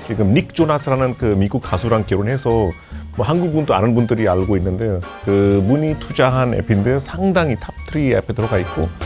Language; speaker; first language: Korean; non-native, fluent; Hindi